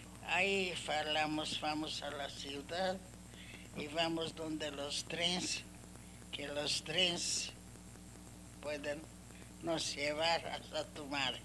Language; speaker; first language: Spanish; non-native, learner; Hungarian